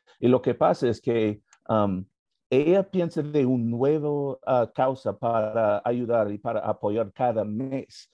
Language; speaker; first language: Spanish; non-native, learner; English